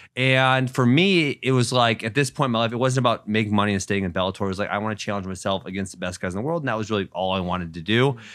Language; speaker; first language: English; native; English